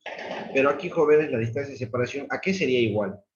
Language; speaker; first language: Spanish; native; Spanish